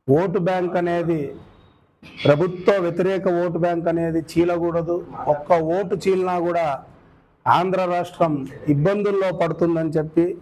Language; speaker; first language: Telugu; native; Telugu